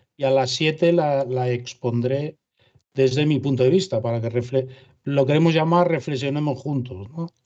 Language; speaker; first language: Spanish; native; Spanish